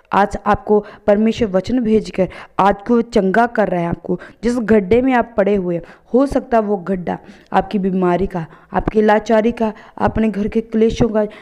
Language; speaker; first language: Hindi; non-native, local second language; Punjabi